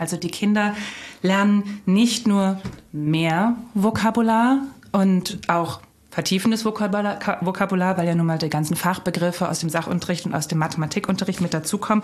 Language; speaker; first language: German; native; German